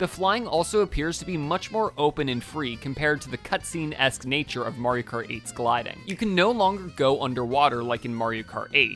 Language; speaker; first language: English; native; English